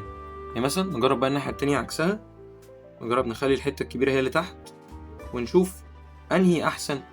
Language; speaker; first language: Arabic; native; Arabic